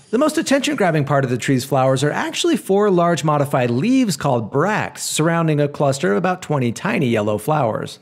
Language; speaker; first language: English; native; English